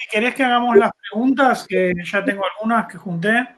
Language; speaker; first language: Spanish; native; Spanish